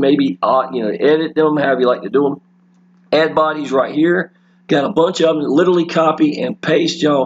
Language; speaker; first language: English; native; English